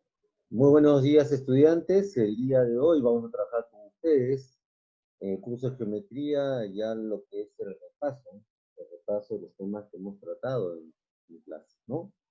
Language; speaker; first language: Spanish; native; Spanish